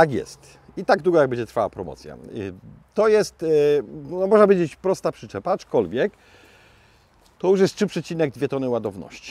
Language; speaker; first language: Polish; native; Polish